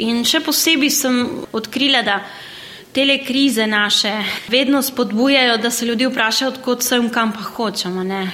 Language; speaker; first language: Slovenian; early bilingual, heritage; Slovenian